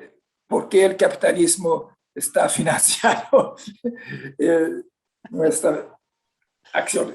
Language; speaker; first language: Spanish; non-native, fluent; Swedish